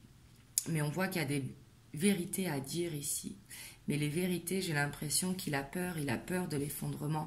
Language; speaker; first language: French; native; French